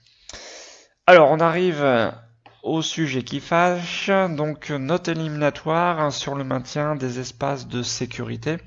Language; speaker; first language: French; native; French